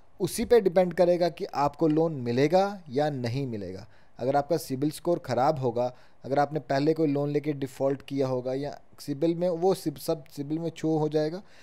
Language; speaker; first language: Hindi; native; Hindi